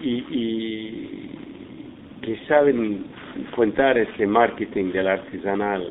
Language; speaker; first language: Spanish; non-native, fluent; English